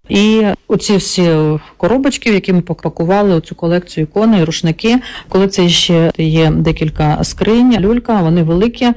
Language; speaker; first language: Ukrainian; non-native, local second language; Russian